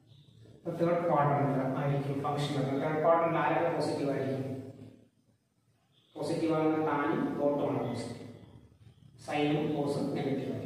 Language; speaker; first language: English; non-native, local second language; Malayalam